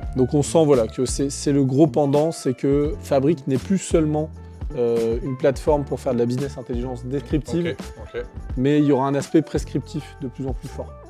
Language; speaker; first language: French; native; French